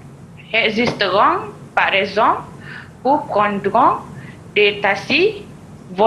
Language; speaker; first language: French; non-native, learner; Malay